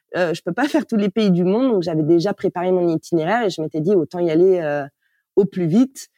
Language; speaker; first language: French; native; French